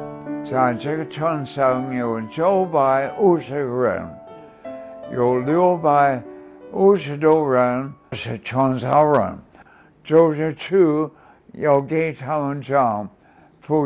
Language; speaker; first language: Chinese; non-native, fluent; English